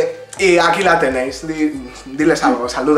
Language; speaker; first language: Spanish; native; Spanish